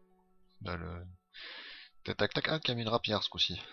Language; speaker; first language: French; native; French